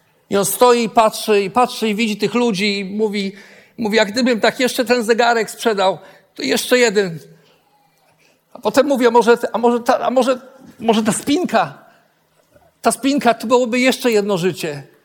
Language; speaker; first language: Polish; native; Polish